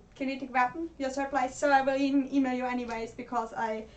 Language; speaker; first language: English; non-native, fluent; German